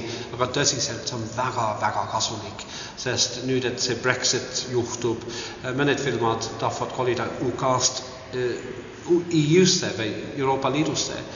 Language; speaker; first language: Estonian; early bilingual, heritage; English